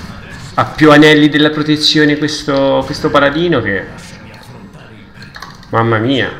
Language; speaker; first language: Italian; native; Italian